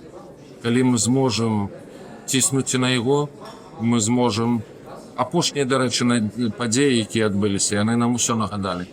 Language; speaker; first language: Belarusian; non-native, local second language; Russian